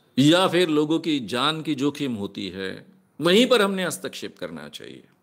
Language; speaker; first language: Hindi; non-native, local second language; Marathi